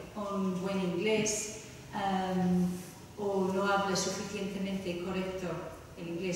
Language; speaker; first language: Spanish; non-native, fluent; English